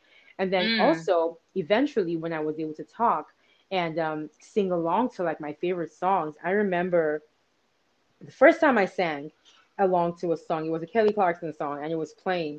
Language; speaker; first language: English; non-native, local second language; Igbo